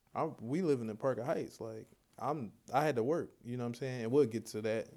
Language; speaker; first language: English; native; English